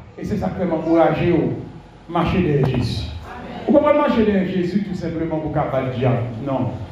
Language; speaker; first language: French; non-native, local second language; Haitian Creole